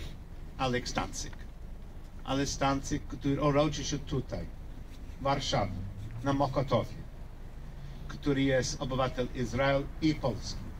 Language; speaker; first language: Polish; non-native, learner; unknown